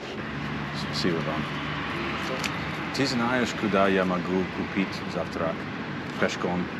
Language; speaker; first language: Russian; non-native, learner; English